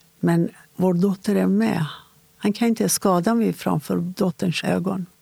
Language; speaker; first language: Swedish; non-native, fluent; Persian